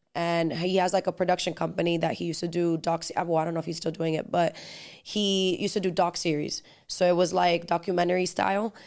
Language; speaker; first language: English; early bilingual, other home language; Spanish